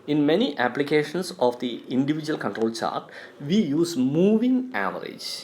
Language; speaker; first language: English; non-native, local second language; Malayalam